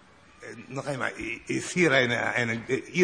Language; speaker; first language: German; non-native, learner; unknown